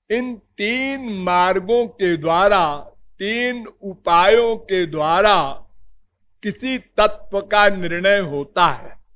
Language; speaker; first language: Hindi; native; Hindi